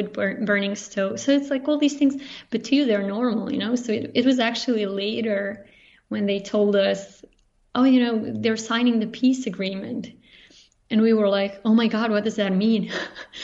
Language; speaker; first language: English; non-native, fluent; Bosnian